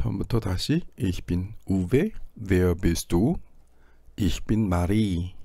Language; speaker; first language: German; non-native, fluent; Korean